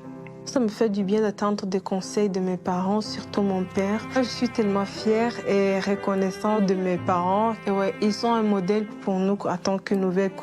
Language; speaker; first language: French; non-native, local second language; Kinyarwanda